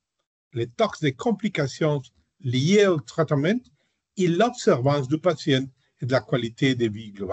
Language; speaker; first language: French; non-native, learner; Spanish